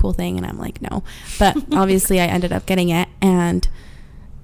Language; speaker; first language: English; early bilingual, other home language; Spanish